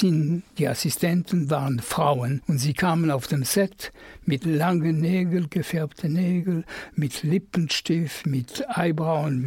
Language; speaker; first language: German; non-native, fluent; French